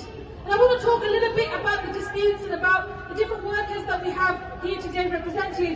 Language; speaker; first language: English; native; English